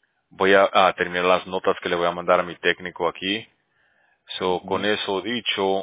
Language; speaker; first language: Spanish; native; Spanish